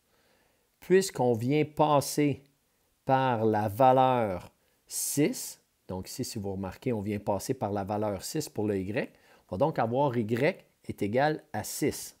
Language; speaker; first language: French; native; French